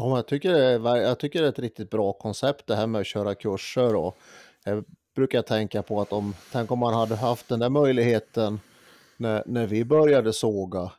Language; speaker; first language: Swedish; native; Swedish